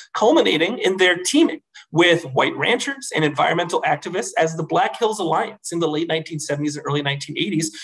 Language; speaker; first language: English; native; English